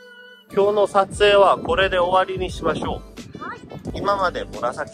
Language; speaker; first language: Japanese; non-native, fluent; Korean